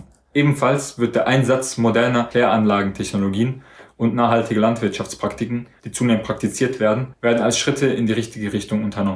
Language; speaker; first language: German; native; German